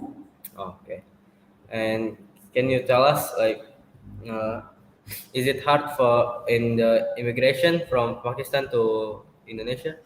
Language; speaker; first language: English; non-native, fluent; Indonesian